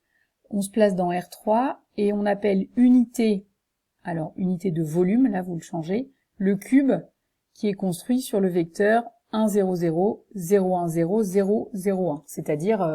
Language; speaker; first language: French; native; French